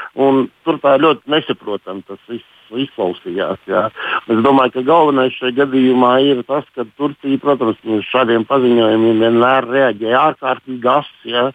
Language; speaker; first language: Latvian; native; Latvian